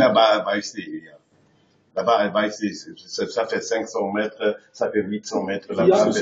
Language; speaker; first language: French; non-native, fluent; German